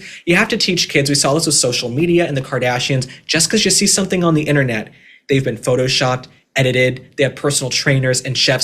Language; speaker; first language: English; native; English